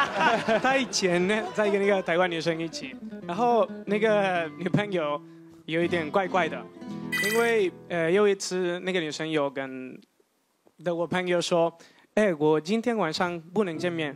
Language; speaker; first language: Chinese; non-native, fluent; Spanish